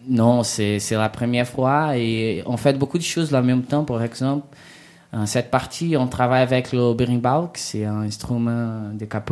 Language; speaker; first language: French; non-native, learner; Portuguese